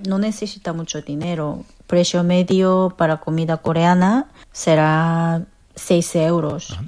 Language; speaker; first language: Spanish; non-native, fluent; Korean